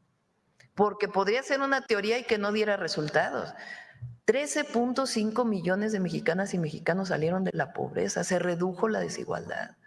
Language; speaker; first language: Spanish; native; Spanish